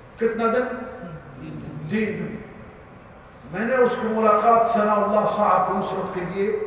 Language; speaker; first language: Urdu; non-native, learner; Arabic